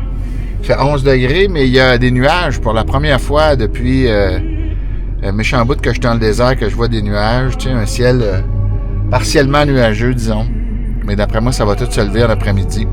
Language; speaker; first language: French; native; French